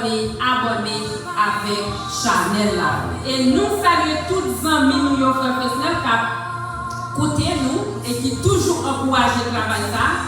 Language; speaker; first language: French; non-native, local second language; Haitian Creole